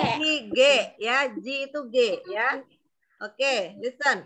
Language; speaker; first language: English; non-native, learner; Indonesian